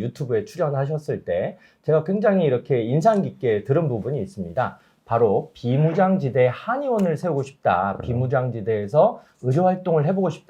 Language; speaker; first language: Korean; native; Korean